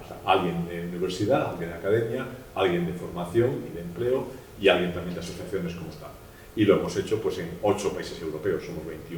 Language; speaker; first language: Spanish; native; Spanish